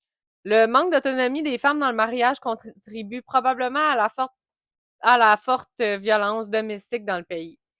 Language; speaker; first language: French; native; French